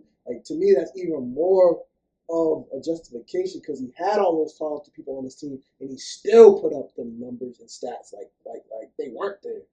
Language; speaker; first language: English; native; English